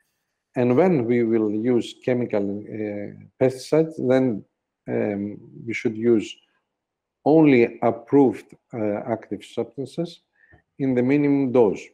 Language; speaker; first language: English; non-native, fluent; Greek